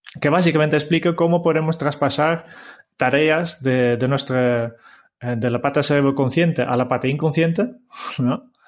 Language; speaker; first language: Spanish; non-native, fluent; Dutch